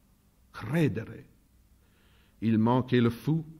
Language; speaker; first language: French; non-native, fluent; Russian